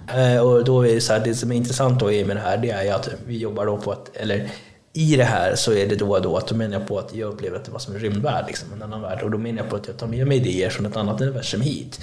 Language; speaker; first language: Swedish; early bilingual, other home language; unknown